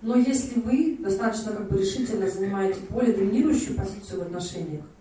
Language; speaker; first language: Russian; native; Russian